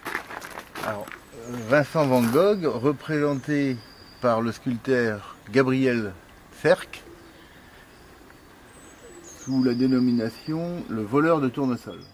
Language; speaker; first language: French; native; French